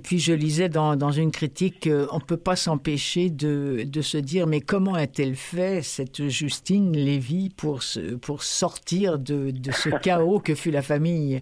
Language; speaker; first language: French; native; French